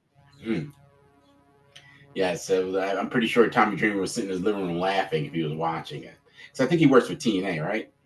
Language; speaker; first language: English; native; English